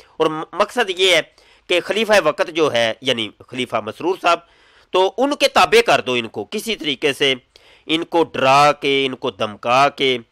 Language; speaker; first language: Urdu; non-native, local second language; Punjabi